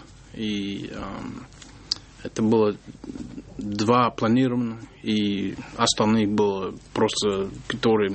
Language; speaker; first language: Russian; non-native, learner; English